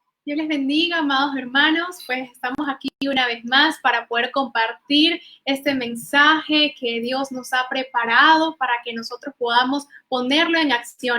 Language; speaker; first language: Spanish; native; Spanish